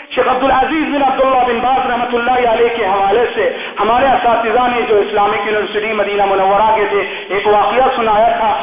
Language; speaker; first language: Urdu; native; Urdu